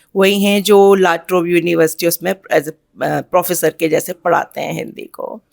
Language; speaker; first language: Hindi; native; Hindi